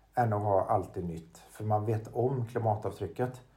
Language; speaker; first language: Swedish; native; Swedish